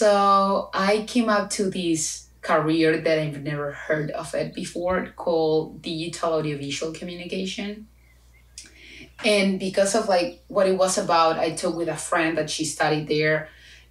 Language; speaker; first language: English; non-native, fluent; Spanish